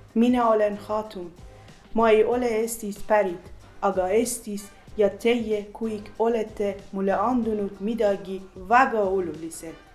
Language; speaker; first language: Estonian; non-native, learner; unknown